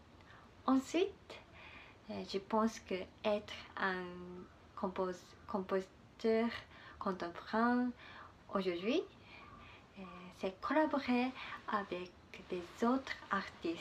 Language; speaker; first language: French; non-native, learner; Japanese